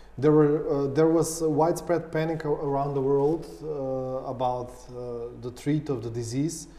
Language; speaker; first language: English; non-native, fluent; Macedonian